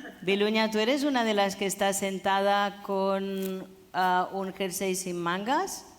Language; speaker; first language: Spanish; non-native, local second language; Catalan